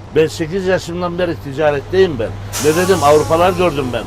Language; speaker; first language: Turkish; native; Turkish